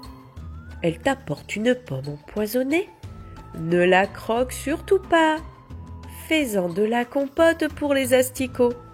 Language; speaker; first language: French; native; French